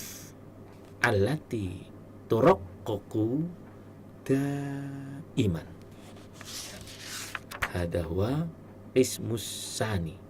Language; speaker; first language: Arabic; non-native, fluent; Indonesian